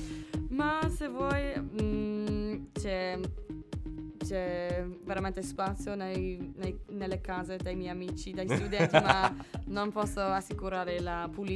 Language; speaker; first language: Italian; non-native, learner; English